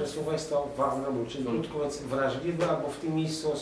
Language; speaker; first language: Polish; native; Polish